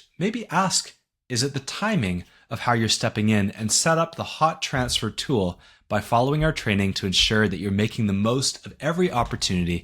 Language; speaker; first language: English; native; English